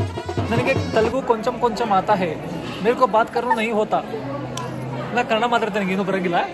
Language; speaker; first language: Telugu; non-native, learner; Kannada